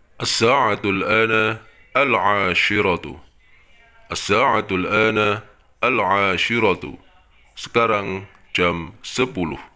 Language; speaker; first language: Arabic; non-native, fluent; Indonesian